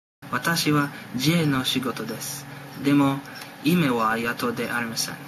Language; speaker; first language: Japanese; non-native, learner; English